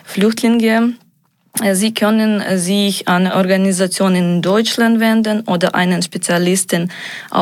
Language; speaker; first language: German; non-native, fluent; Ukrainian